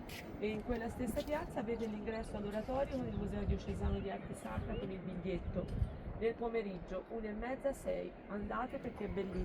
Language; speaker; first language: Italian; native; Italian